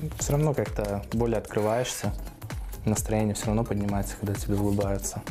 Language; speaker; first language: Russian; native; Russian